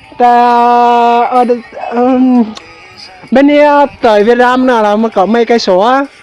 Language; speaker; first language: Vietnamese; non-native, learner; Thai